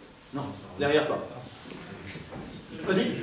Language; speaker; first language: French; native; French